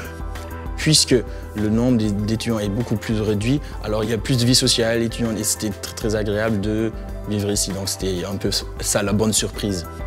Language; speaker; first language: French; non-native, fluent; German